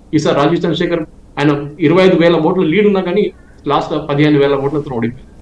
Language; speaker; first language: Telugu; non-native, local second language; Malayalam